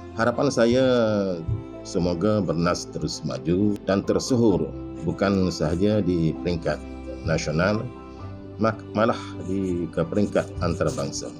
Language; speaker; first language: Malay; native; Malay